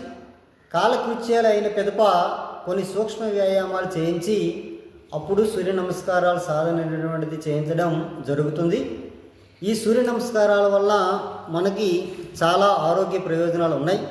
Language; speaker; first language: Telugu; native; Telugu